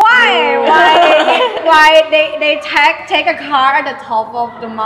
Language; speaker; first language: English; non-native, learner; Thai